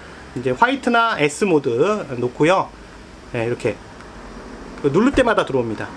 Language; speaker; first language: Korean; native; Korean